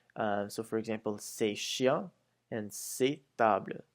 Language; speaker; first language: French; non-native, fluent; English